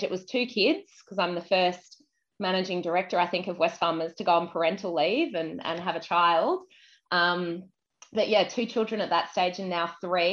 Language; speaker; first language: English; native; English